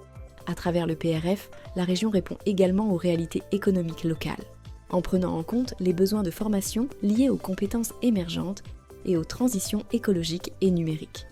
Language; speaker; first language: French; native; French